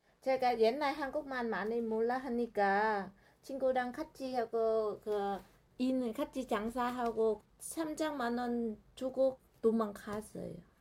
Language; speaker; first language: Korean; non-native, learner; Vietnamese